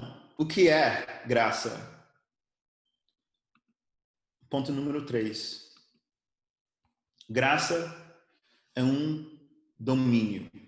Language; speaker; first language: Portuguese; early bilingual, other home language; English